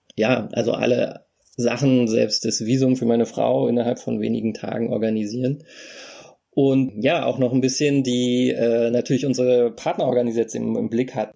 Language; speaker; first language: German; native; German